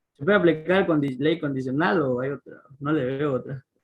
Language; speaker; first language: Spanish; native; Spanish